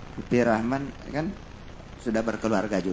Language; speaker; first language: Indonesian; native; Indonesian